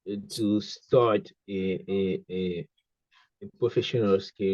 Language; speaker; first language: English; non-native, learner; Haitian Creole